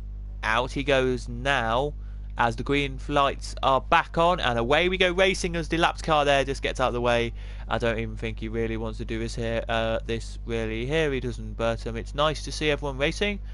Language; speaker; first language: English; native; English